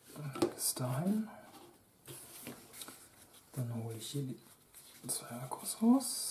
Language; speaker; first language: German; native; German